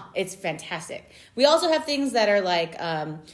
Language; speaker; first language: English; native; English